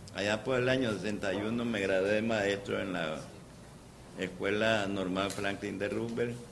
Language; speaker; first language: Spanish; native; Spanish